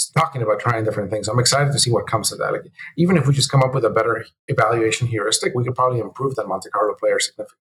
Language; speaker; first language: English; early bilingual, other home language; Spanish